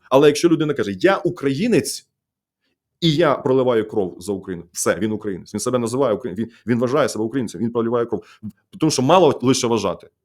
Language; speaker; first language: Ukrainian; native; Ukrainian